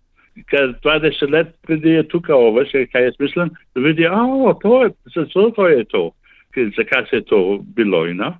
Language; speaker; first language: Slovenian; early bilingual, heritage; Slovenian